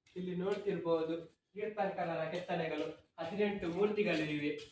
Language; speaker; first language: Kannada; non-native, local second language; Tulu